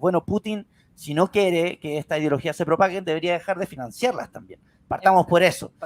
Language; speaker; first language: Spanish; native; Spanish